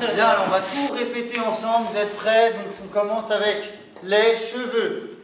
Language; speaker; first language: French; native; French